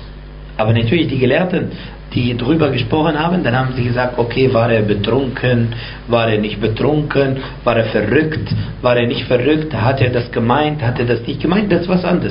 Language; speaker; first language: German; non-native, fluent; Arabic